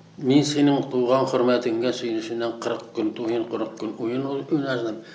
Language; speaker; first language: Tatar; native; Tatar